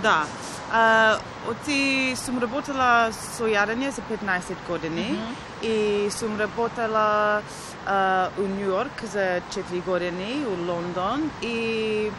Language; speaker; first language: Macedonian; early bilingual, heritage; Macedonian